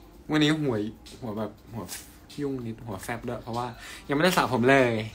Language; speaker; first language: Thai; native; Thai